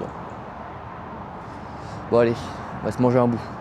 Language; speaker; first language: French; native; French